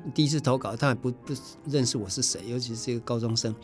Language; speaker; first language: Chinese; non-native, local second language; Min Nan Chinese